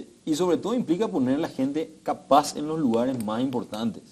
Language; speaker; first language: Spanish; native; Spanish